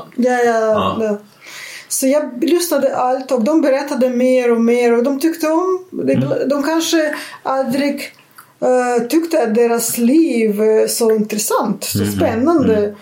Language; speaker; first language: Swedish; non-native, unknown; Russian